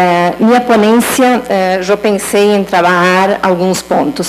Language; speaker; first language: Spanish; non-native, learner; Portuguese